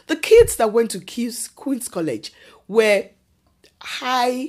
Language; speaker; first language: English; non-native, local second language; Yoruba